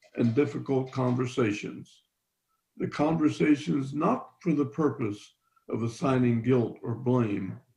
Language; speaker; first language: English; native; English